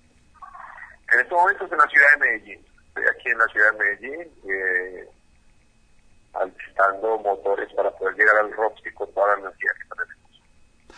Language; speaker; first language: Spanish; native; Spanish